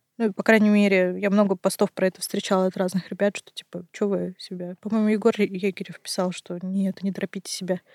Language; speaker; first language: Russian; native; Russian